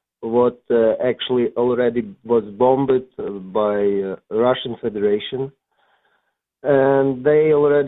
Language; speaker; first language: English; non-native, learner; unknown